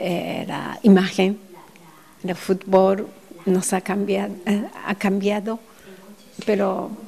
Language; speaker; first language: Spanish; non-native, fluent; Japanese